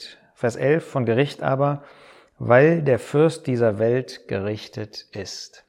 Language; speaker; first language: German; native; German